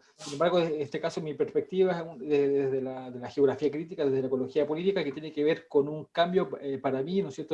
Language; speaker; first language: Spanish; native; Spanish